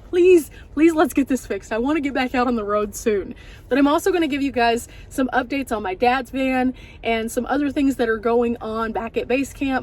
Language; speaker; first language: English; native; English